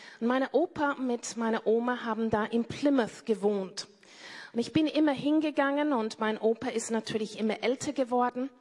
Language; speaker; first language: German; non-native, fluent; English